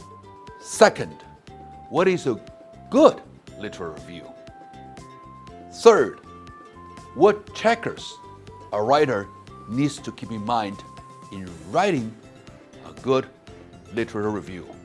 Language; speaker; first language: English; non-native, fluent; Chinese